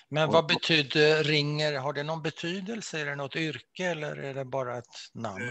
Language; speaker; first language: Swedish; native; Swedish